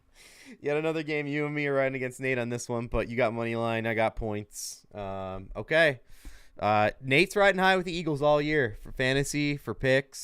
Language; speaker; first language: English; native; English